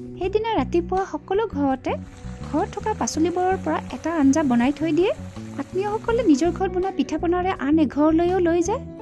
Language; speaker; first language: Assamese; non-native, local second language; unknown